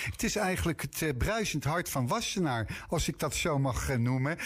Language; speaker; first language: Dutch; native; Dutch